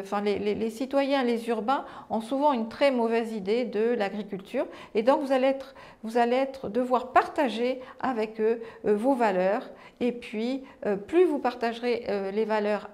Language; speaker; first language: French; native; French